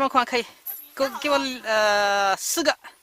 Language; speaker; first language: Chinese; non-native, fluent; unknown